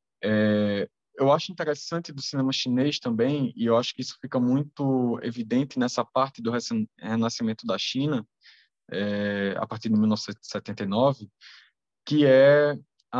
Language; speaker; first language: Portuguese; native; Portuguese